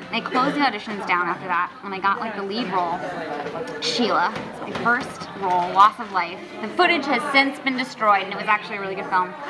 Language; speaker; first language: English; native; English